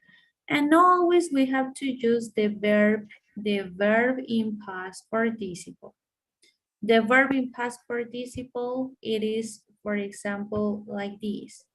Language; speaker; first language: English; non-native, fluent; Spanish